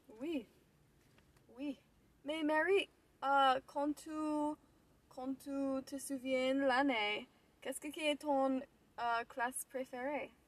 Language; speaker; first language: French; non-native, learner; English